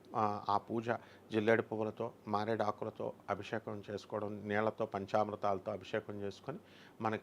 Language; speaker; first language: Telugu; native; Telugu